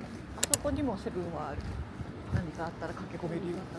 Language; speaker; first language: Japanese; native; Japanese